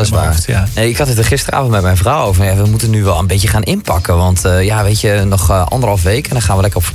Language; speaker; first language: Dutch; native; Dutch